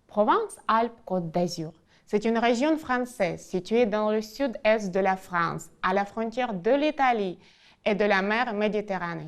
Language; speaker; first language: French; non-native, fluent; Ukrainian